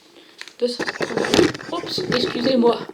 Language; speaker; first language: French; native; French